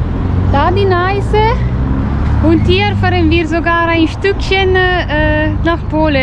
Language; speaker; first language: German; non-native, fluent; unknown